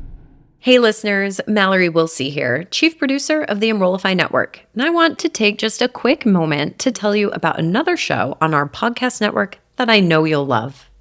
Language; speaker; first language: English; native; English